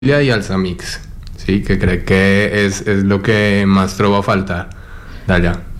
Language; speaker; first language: Catalan; non-native, learner; Spanish